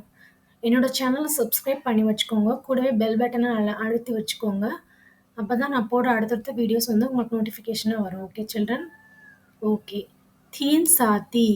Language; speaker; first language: Tamil; native; Tamil